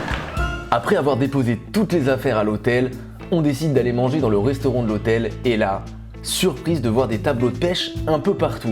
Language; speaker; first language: French; native; French